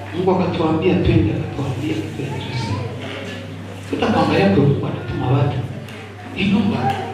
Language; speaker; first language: Swahili; native; Swahili